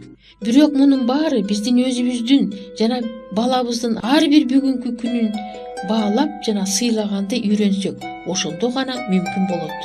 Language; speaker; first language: Kyrgyz; native; Kyrgyz